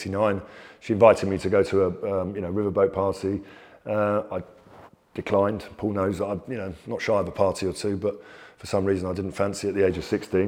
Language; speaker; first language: English; native; English